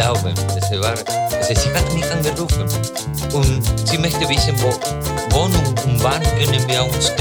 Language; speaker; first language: German; non-native, learner; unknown